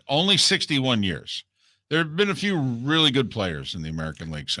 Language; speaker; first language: English; native; English